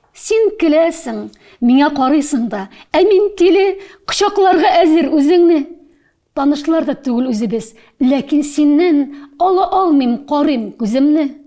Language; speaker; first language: Tatar; native; Tatar